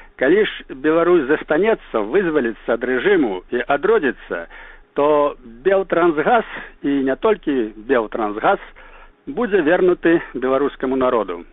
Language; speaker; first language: Belarusian; native; Belarusian